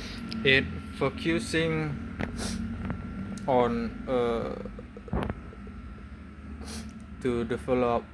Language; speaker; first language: English; non-native, learner; Indonesian